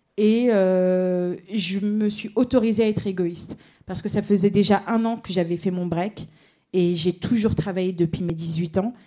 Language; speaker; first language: French; native; French